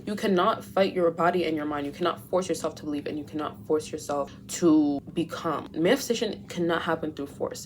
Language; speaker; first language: English; native; English